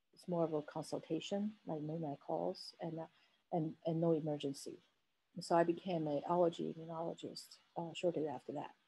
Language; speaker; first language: English; non-native, fluent; Chinese